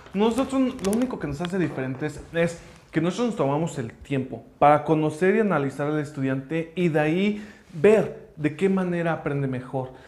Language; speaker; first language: Spanish; non-native, fluent; English